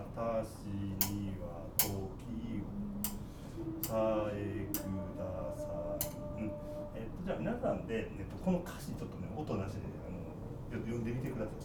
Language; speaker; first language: Japanese; native; Japanese